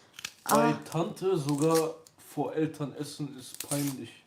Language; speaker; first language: German; early bilingual, other home language; Kurdish